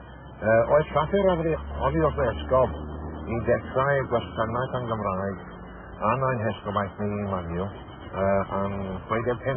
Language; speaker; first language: Welsh; non-native, learner; English